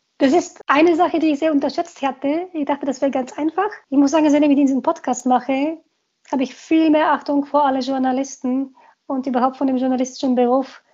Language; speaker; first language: German; non-native, fluent; Bulgarian